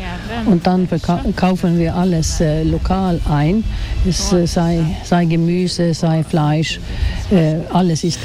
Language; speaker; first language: German; non-native, fluent; Swedish